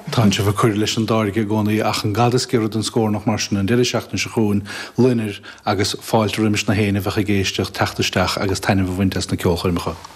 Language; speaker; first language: Irish; native; Irish